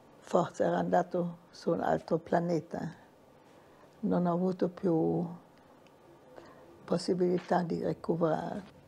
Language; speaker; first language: Italian; non-native, fluent; German